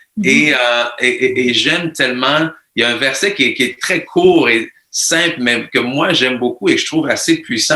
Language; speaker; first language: French; native; French